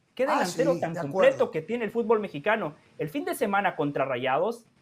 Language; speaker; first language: Spanish; native; Spanish